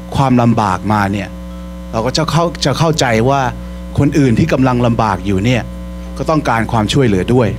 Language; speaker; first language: Thai; early bilingual, heritage; Thai